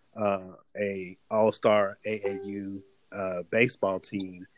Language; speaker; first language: English; native; English